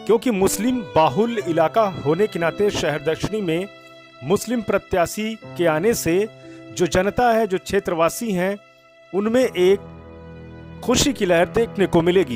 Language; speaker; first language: Hindi; native; Hindi